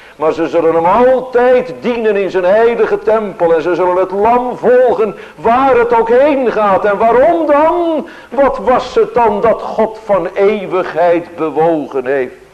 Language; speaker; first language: Dutch; native; Dutch